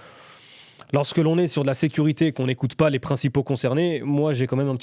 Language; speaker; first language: French; native; French